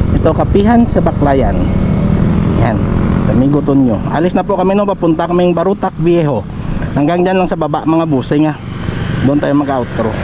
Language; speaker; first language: Filipino; non-native, local second language; Hiligaynon